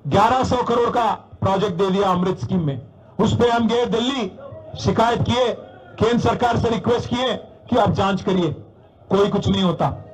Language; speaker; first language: Hindi; non-native, local second language; Telugu